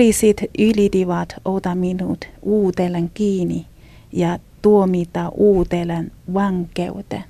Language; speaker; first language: Finnish; non-native, learner; Chinese